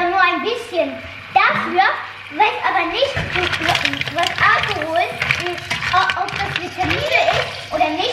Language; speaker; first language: German; early bilingual, heritage; German